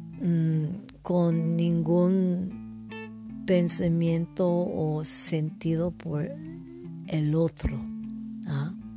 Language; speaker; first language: Spanish; non-native, learner; English